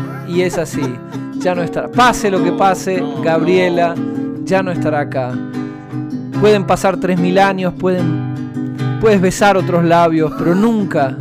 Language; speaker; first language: Spanish; native; Spanish